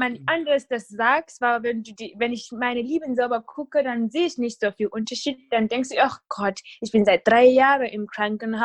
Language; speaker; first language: German; non-native, fluent; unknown